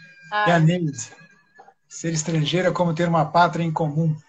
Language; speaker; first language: Portuguese; native; Portuguese